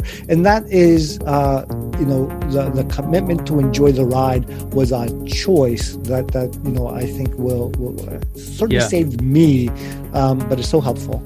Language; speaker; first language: English; early bilingual, other home language; Spanish